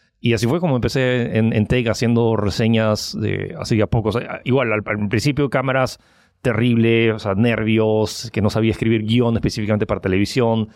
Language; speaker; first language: Spanish; early bilingual, other home language; French